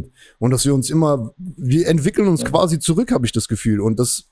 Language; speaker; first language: German; native; German